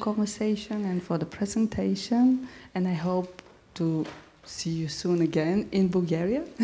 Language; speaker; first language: English; non-native, fluent; Bulgarian